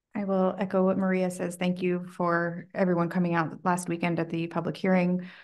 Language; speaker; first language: English; native; English